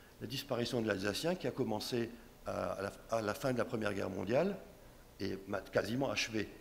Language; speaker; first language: French; non-native, local second language; Swiss German